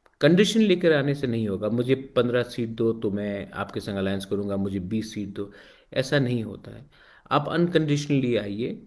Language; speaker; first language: Hindi; non-native, local second language; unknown